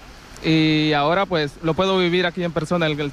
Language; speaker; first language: Spanish; native; Spanish